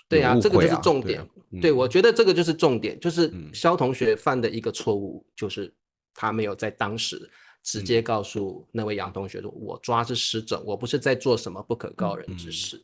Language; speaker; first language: Chinese; native; Chinese